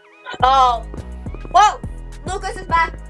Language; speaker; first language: English; native; English